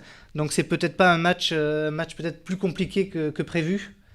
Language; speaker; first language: French; native; French